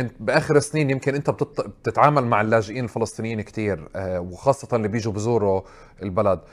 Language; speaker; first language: Arabic; native; Arabic